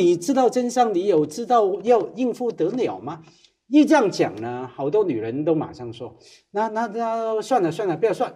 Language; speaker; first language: Chinese; native; Chinese